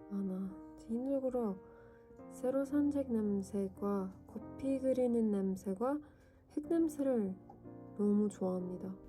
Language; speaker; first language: Korean; non-native, learner; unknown